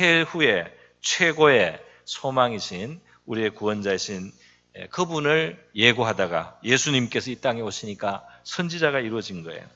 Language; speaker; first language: Korean; native; Korean